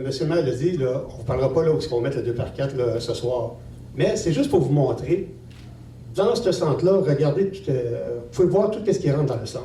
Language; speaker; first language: French; native; French